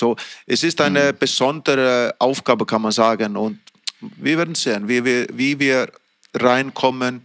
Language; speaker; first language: German; non-native, fluent; Icelandic